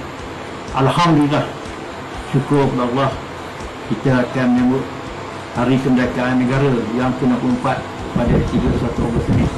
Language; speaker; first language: Malay; native; Malay